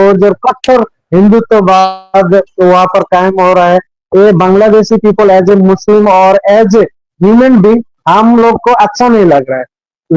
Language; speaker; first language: Hindi; non-native, fluent; Bangla